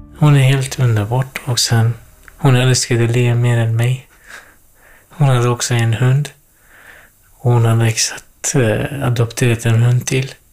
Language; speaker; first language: Swedish; non-native, fluent; Kurdish